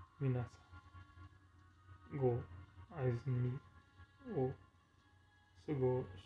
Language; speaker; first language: Japanese; non-native, learner; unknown